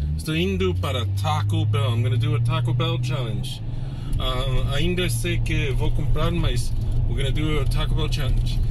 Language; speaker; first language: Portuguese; non-native, learner; English